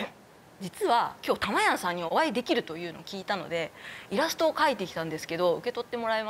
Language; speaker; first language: Japanese; native; Japanese